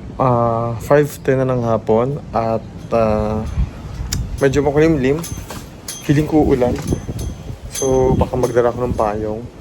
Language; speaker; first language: Filipino; native; Filipino